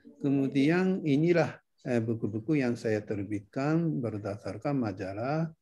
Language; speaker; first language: Indonesian; non-native, fluent; Japanese